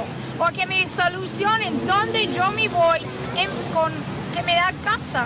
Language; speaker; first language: Spanish; non-native, learner; English